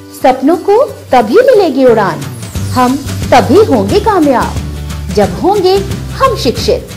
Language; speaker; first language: Hindi; native; Hindi